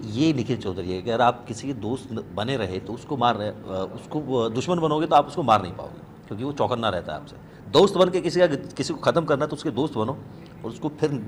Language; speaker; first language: Hindi; native; Hindi